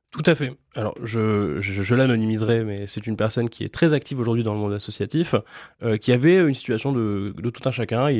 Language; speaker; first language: French; native; French